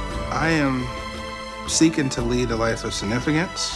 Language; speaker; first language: English; early bilingual, other home language; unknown